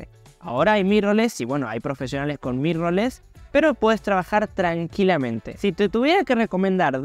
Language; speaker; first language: Spanish; native; Spanish